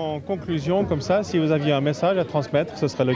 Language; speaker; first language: French; native; French